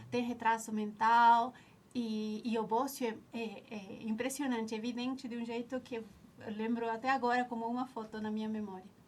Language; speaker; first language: Portuguese; non-native, fluent; Spanish